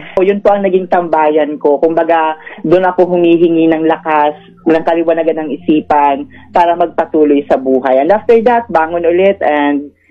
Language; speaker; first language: Filipino; non-native, local second language; Masbatenyo